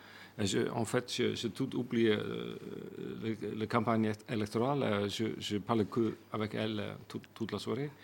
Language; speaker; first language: French; non-native, fluent; Icelandic